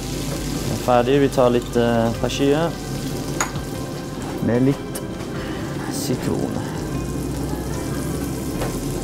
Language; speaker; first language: Norwegian; non-native, fluent; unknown